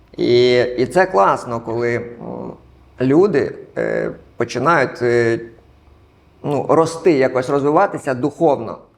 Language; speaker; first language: Ukrainian; non-native, local second language; Russian